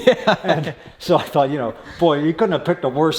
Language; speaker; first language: English; native; English